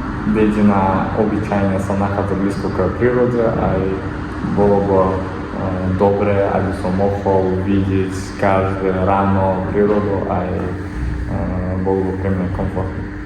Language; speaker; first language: Slovak; non-native, learner; Kazakh